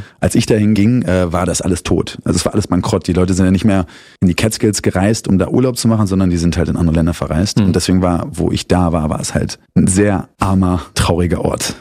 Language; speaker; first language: German; native; German